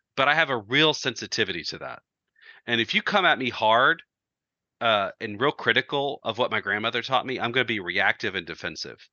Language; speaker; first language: English; native; English